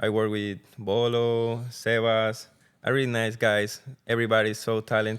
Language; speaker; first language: English; non-native, learner; Spanish